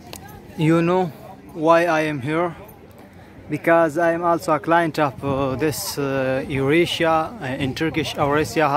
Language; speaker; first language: English; non-native, fluent; Pashto